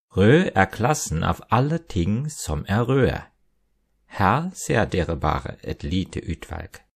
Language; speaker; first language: Norwegian; non-native, fluent; German